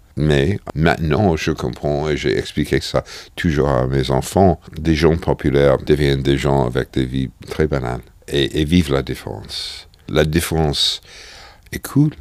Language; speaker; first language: French; non-native, fluent; English